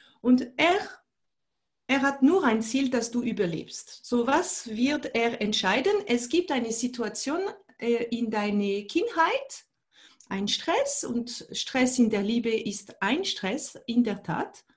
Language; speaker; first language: German; non-native, fluent; French